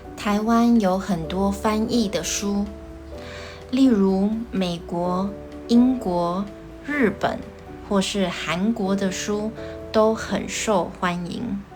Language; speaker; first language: Chinese; native; Chinese